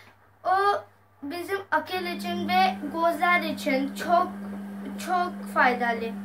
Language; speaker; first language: Turkish; non-native, learner; Urdu